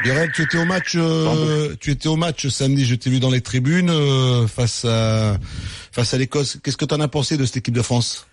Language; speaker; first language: French; native; French